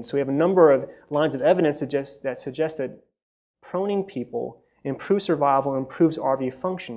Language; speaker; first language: English; native; English